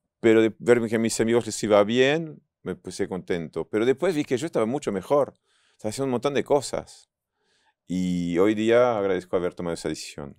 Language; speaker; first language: Spanish; non-native, fluent; French